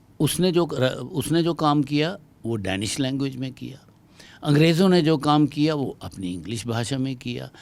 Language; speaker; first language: Hindi; non-native, local second language; Dogri